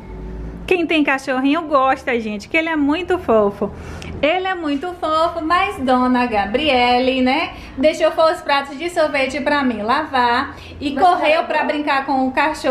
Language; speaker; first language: Portuguese; native; Portuguese